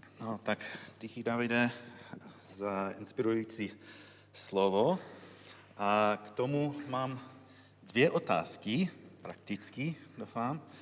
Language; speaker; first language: Czech; non-native, learner; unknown